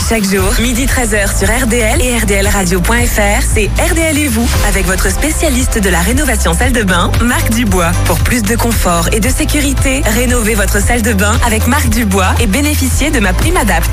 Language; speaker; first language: French; native; French